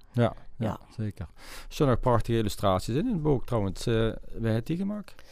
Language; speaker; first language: Dutch; native; Dutch